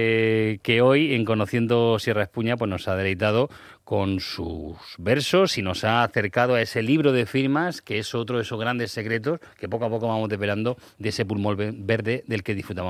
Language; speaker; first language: Spanish; native; Spanish